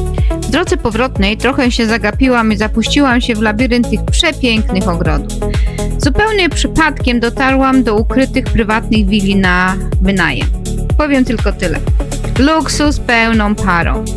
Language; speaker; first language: Polish; native; Polish